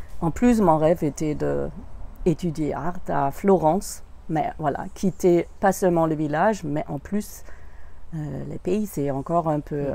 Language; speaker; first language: French; non-native, fluent; German